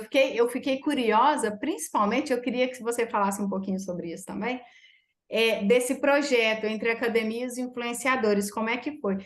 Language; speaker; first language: Portuguese; native; Portuguese